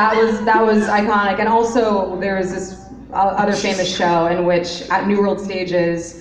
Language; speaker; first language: English; native; English